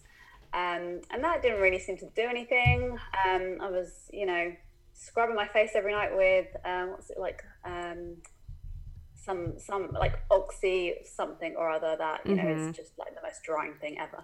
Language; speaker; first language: English; native; English